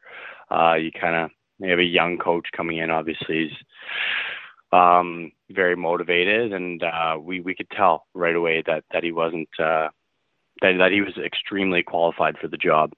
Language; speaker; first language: English; native; English